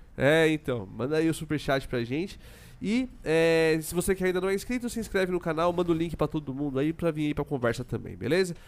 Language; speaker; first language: Portuguese; native; Portuguese